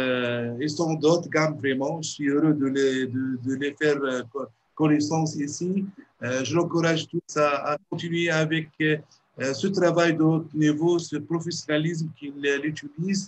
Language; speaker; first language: French; non-native, local second language; Arabic